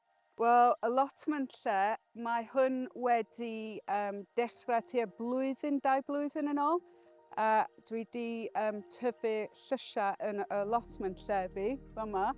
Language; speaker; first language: Welsh; non-native, learner; English